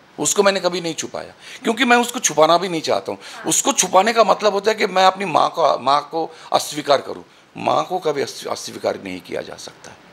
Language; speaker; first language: Hindi; non-native, local second language; Bangla